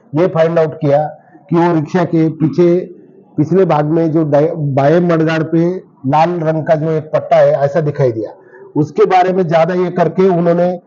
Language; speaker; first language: Hindi; non-native, local second language; Marathi